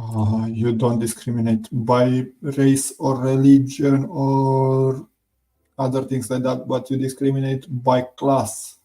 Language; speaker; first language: English; non-native, learner; Romanian